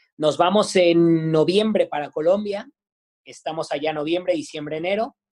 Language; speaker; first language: Spanish; native; Spanish